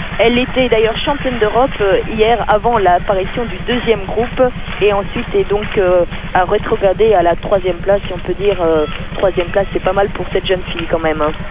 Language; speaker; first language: French; native; French